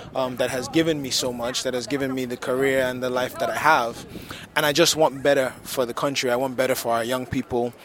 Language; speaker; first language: English; non-native, local second language; Yoruba